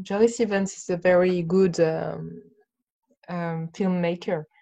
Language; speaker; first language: English; non-native, learner; French